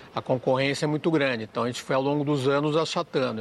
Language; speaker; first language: Portuguese; native; Portuguese